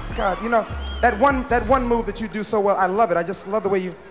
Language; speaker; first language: English; native; English